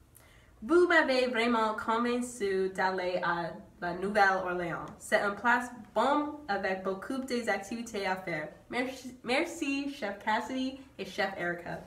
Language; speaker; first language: French; non-native, learner; English